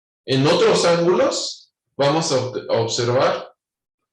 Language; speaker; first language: Spanish; native; Spanish